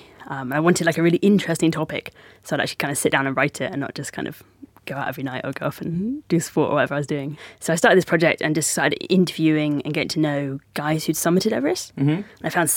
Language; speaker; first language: English; native; English